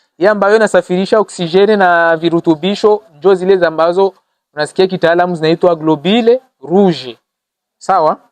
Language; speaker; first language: Swahili; non-native, local second language; Rundi